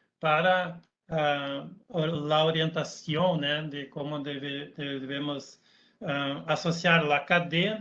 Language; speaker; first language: Spanish; non-native, learner; Portuguese